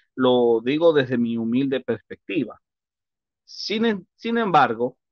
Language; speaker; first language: Spanish; native; Spanish